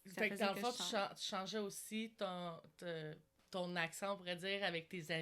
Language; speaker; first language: French; native; French